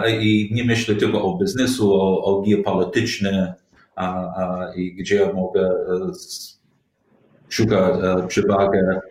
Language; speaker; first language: Polish; non-native, learner; English